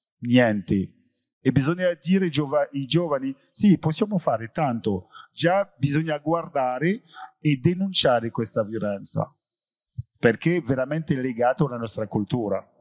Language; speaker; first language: Italian; non-native, fluent; French